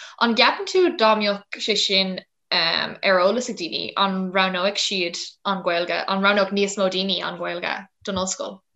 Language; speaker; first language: Irish; non-native, local second language; English